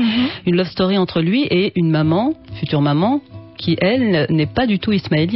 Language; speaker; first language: French; native; French